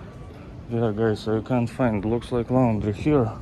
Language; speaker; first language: English; non-native, fluent; Russian